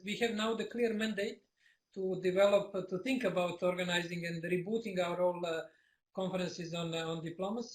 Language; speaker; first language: English; non-native, fluent; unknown